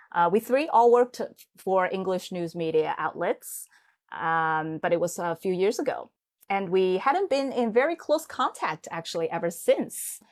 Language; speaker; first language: English; non-native, fluent; Chinese